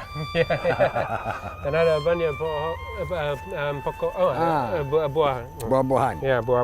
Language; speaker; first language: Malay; non-native, learner; English